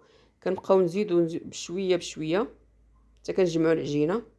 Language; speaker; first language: Arabic; native; Arabic